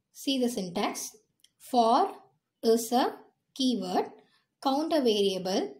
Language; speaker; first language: English; non-native, local second language; Tamil